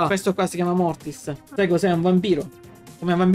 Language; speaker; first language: Italian; native; Italian